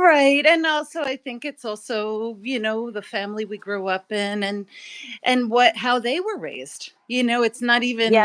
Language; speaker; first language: English; native; English